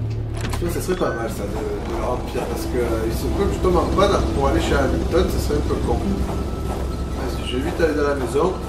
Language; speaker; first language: French; native; French